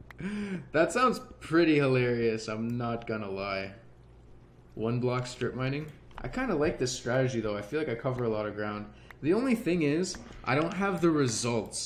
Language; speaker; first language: English; native; English